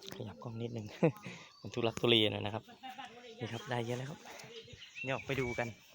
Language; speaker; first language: Thai; native; Thai